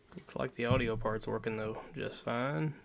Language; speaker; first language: English; native; English